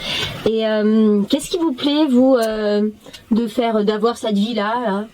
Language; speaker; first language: French; native; French